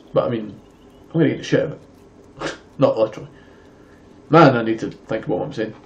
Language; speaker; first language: English; native; English